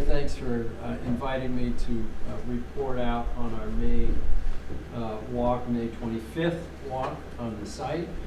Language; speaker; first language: English; native; English